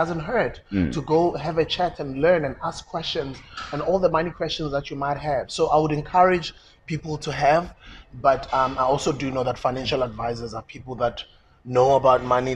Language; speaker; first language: English; non-native, local second language; Zulu